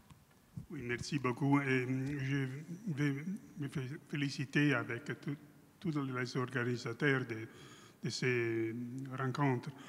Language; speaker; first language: French; non-native, fluent; Italian